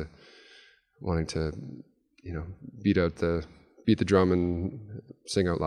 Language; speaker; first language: English; native; English